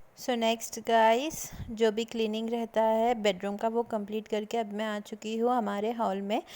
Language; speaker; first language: Hindi; non-native, local second language; Bangla